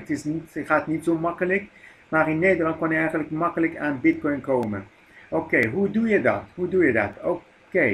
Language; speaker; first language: Dutch; non-native, fluent; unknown